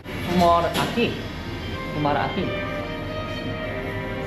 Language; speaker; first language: Spanish; non-native, learner; Korean